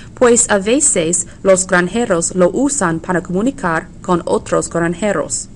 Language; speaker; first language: Spanish; non-native, fluent; English